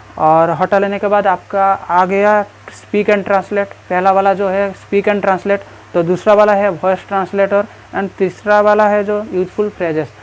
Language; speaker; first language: Hindi; non-native, local second language; Bangla